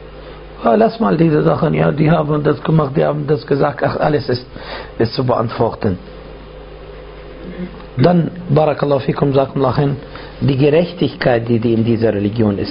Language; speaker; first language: German; non-native, fluent; Arabic